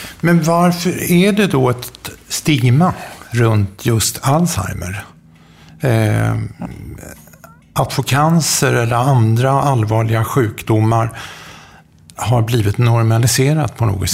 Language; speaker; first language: Swedish; native; Swedish